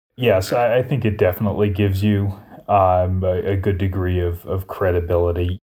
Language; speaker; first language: English; native; English